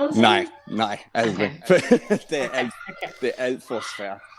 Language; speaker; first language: Danish; non-native, learner; English